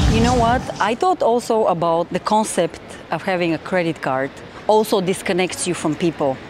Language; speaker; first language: English; non-native, fluent; Bulgarian